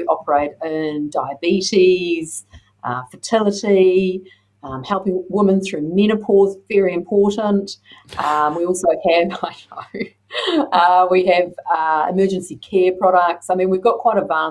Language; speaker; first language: English; native; English